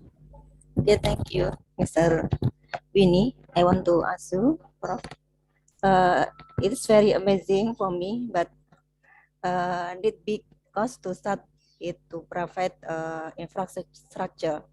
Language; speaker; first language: English; non-native, learner; Indonesian